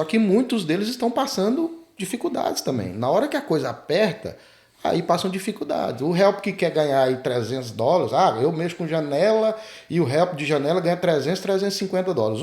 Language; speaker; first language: Portuguese; native; Portuguese